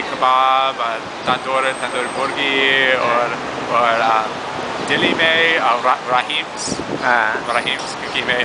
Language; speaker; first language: Hindi; non-native, learner; English